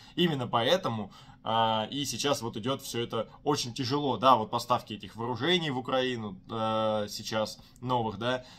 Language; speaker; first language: Russian; native; Russian